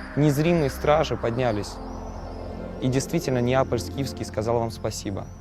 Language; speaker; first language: Russian; native; Russian